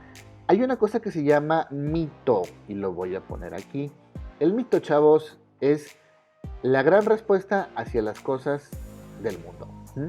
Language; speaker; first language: Spanish; native; Spanish